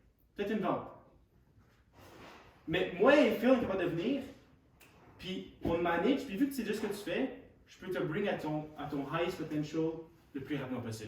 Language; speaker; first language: French; native; French